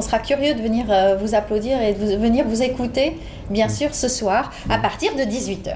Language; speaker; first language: French; native; French